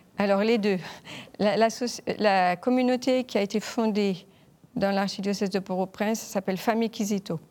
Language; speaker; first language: French; native; French